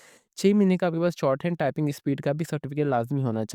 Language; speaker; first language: Hindi; non-native, local second language; Punjabi